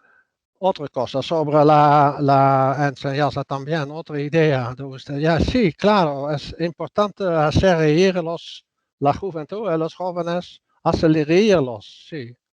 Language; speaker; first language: Spanish; non-native, fluent; Dutch